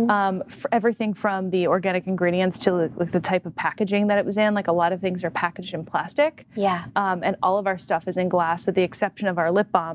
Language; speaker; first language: English; native; English